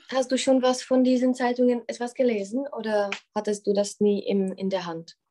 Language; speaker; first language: German; non-native, fluent; Czech